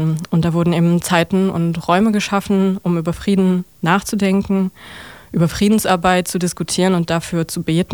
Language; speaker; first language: German; native; German